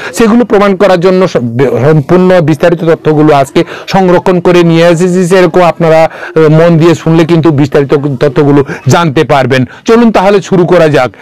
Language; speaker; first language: Bangla; non-native, local second language; Kok Borok